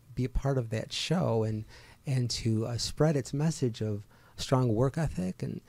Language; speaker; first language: English; native; English